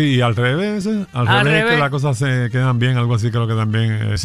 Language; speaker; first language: Spanish; native; Spanish